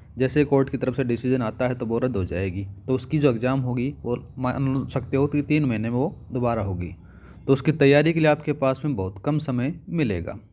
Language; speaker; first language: Hindi; native; Hindi